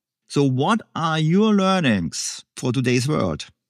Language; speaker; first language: English; non-native, fluent; German